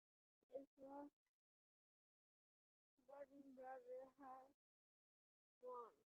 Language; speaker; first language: English; non-native, learner; Vietnamese